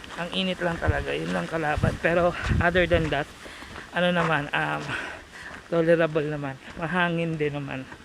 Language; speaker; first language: Filipino; native; Filipino